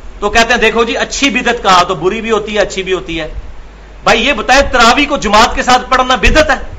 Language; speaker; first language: Urdu; non-native, local second language; Punjabi